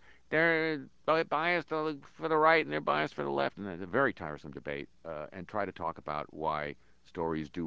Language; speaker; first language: English; native; English